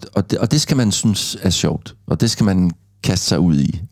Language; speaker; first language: Danish; native; Danish